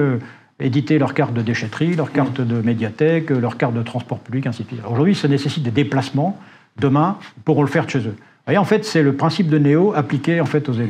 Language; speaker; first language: French; native; French